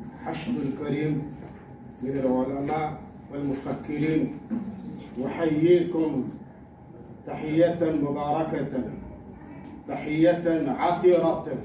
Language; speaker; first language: Arabic; non-native, fluent; Urdu